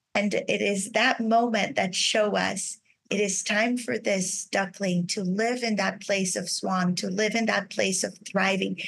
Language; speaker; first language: English; non-native, fluent; Portuguese